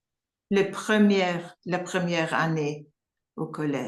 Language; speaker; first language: French; non-native, learner; English